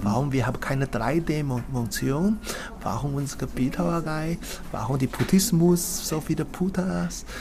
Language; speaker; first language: German; non-native, learner; Chinese